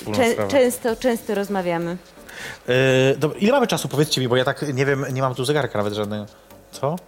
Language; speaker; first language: Polish; native; Polish